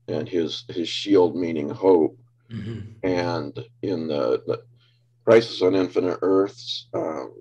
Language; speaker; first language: English; native; English